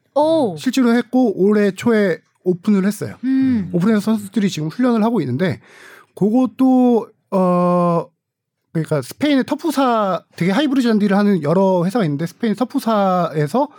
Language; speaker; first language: Korean; native; Korean